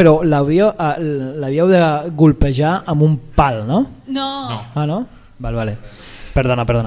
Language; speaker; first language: Catalan; native; Catalan